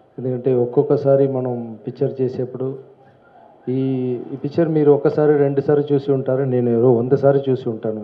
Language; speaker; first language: Telugu; non-native, local second language; Tamil